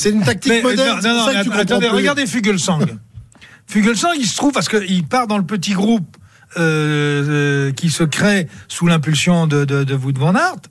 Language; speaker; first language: French; native; French